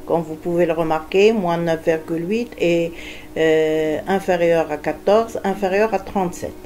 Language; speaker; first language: French; non-native, local second language; Arabic